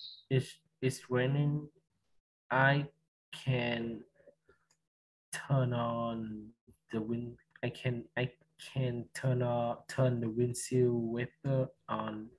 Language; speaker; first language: English; non-native, learner; Vietnamese